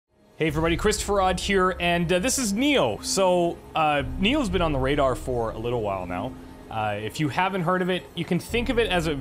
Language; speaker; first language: English; native; English